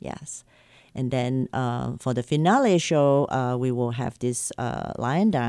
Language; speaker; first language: English; non-native, local second language; Chinese